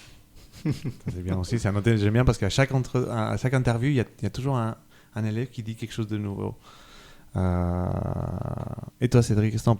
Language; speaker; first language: French; native; French